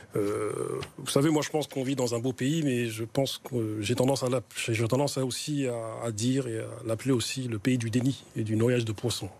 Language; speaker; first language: French; native; French